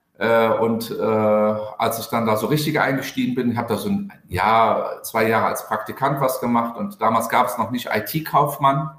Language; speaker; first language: German; early bilingual, other home language; Turkish